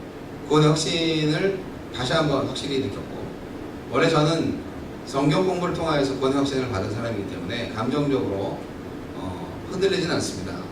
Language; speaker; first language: Korean; native; Korean